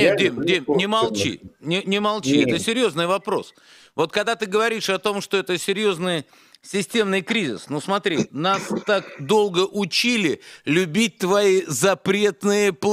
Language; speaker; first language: Russian; native; Russian